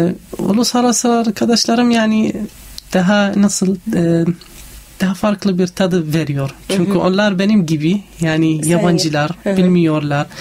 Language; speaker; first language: Turkish; non-native, fluent; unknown